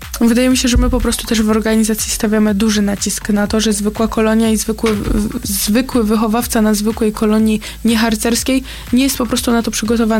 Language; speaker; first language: Polish; native; Polish